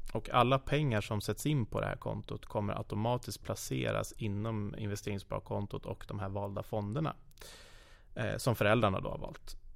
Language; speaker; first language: Swedish; native; Swedish